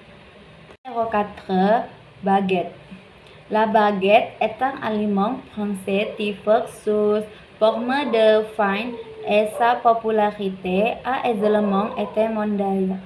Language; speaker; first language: French; non-native, learner; Indonesian